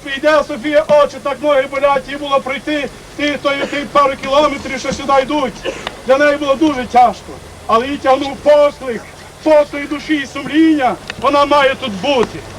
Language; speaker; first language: Ukrainian; native; Ukrainian